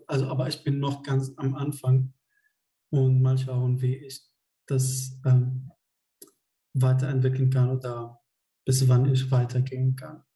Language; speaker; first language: German; non-native, fluent; Arabic